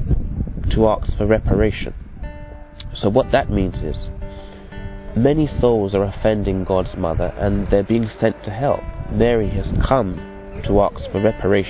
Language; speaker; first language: English; native; English